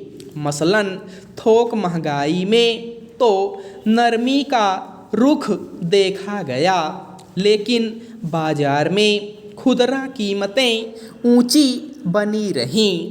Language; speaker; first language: Hindi; native; Hindi